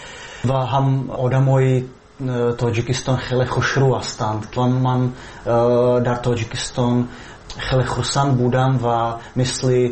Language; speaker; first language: Persian; non-native, learner; Czech